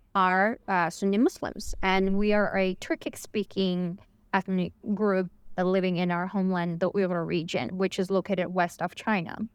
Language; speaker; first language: English; non-native, fluent; Chinese